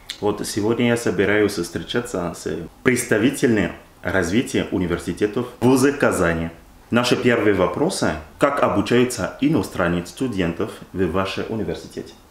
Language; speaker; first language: Russian; non-native, learner; French